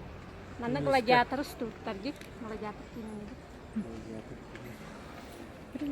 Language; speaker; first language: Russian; non-native, local second language; Yakut